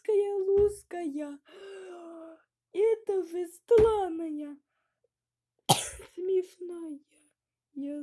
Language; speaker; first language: Russian; early bilingual, heritage; Russian